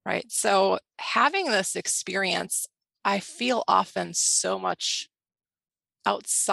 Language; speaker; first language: English; native; English